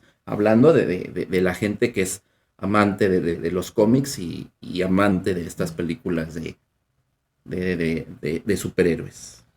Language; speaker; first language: Spanish; native; Spanish